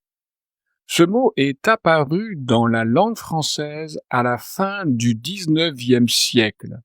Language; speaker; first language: French; native; French